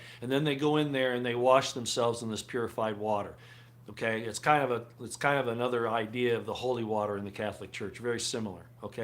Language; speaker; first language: English; native; English